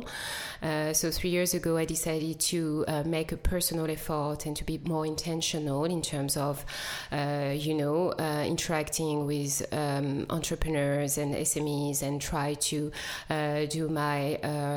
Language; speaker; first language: English; non-native, fluent; French